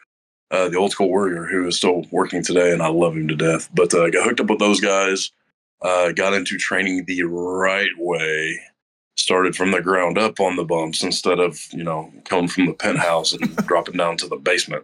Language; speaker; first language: English; native; English